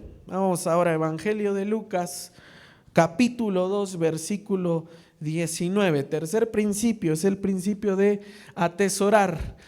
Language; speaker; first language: Spanish; native; Spanish